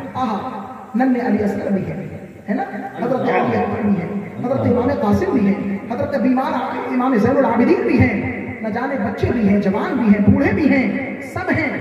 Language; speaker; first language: Hindi; native; Hindi